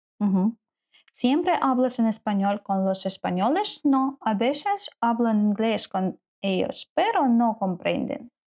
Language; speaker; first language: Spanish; non-native, learner; Ukrainian